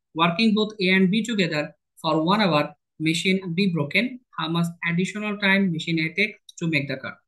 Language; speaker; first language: English; non-native, local second language; Bangla